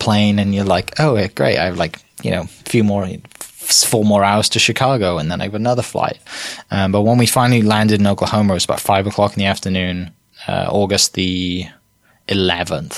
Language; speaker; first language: English; native; English